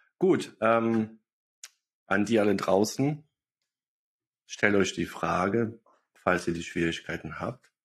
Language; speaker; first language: German; non-native, fluent; Bosnian